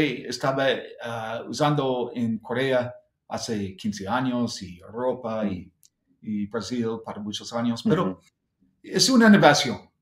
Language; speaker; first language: Spanish; non-native, fluent; English